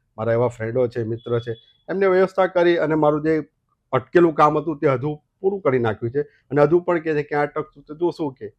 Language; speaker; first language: Gujarati; native; Gujarati